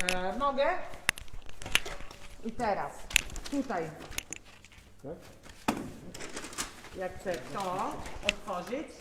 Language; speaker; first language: Polish; non-native, fluent; Italian